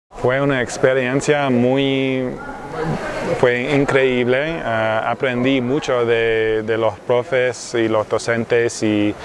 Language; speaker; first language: Spanish; non-native, learner; English